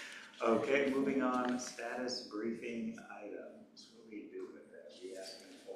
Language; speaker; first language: English; native; English